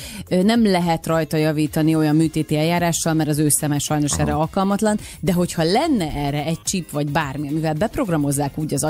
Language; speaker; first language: Hungarian; native; Hungarian